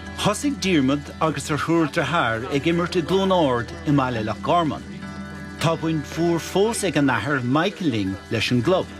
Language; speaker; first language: Irish; native; Irish